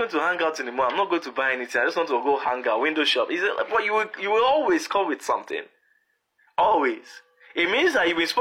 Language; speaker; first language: English; non-native, local second language; Yoruba